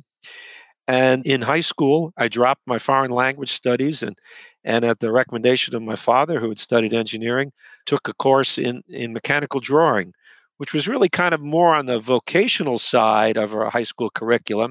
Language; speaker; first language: English; native; English